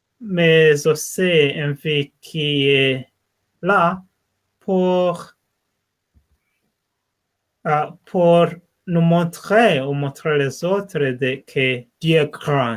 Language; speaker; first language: French; non-native, learner; English